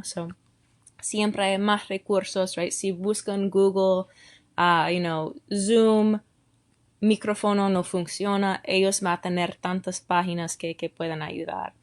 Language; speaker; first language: Spanish; non-native, fluent; English